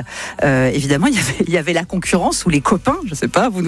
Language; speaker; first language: French; native; French